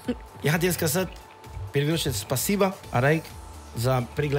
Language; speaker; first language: Russian; non-native, learner; Spanish